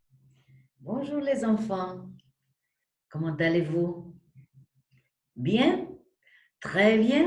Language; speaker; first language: French; non-native, fluent; Spanish